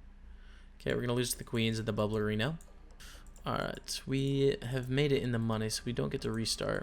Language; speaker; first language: English; native; English